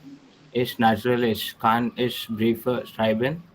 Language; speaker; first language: German; non-native, learner; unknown